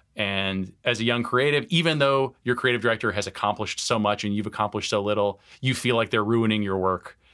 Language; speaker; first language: English; native; English